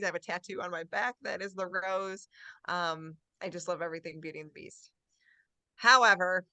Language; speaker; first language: English; native; English